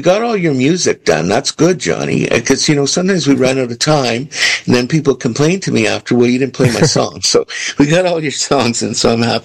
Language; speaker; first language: English; native; English